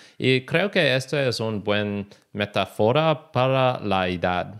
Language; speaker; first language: Spanish; non-native, learner; English